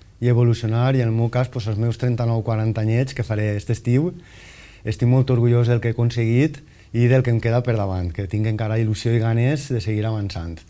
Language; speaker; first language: Catalan; native; Catalan